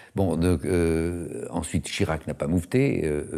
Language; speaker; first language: French; native; French